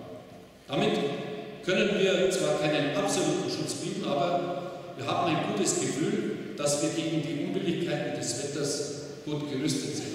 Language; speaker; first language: German; native; German